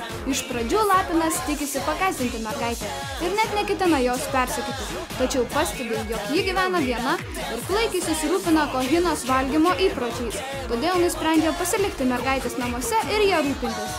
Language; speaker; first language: Lithuanian; native; Lithuanian